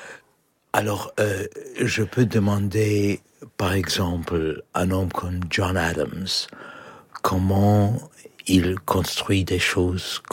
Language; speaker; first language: French; non-native, fluent; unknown